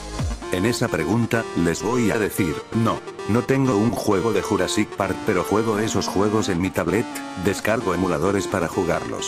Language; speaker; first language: Spanish; native; Spanish